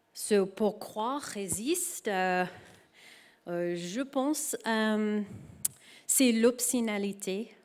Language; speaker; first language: French; non-native, learner; English